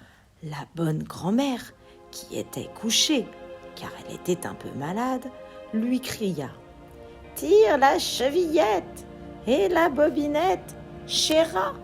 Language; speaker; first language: French; native; French